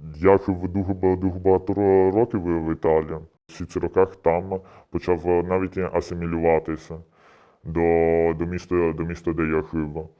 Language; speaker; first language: Ukrainian; early bilingual, heritage; Ukrainian